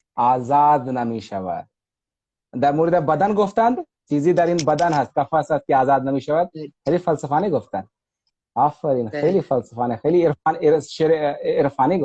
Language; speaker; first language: Persian; non-native, fluent; Hindi